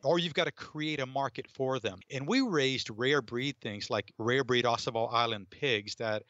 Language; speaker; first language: English; native; English